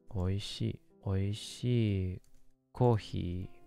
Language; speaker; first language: Japanese; non-native, learner; English